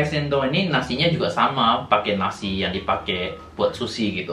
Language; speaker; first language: Indonesian; native; Indonesian